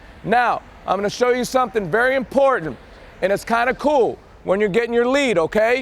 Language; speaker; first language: English; native; English